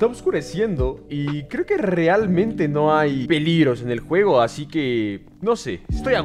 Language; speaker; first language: Spanish; native; Spanish